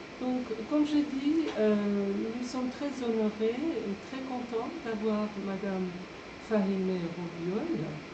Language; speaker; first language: French; non-native, fluent; Persian